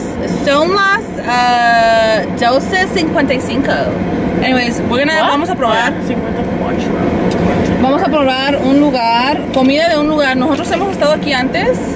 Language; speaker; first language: Spanish; early bilingual, heritage; Spanish